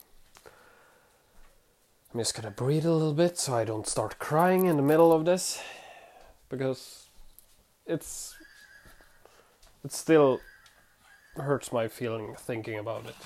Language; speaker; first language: English; non-native, fluent; Swedish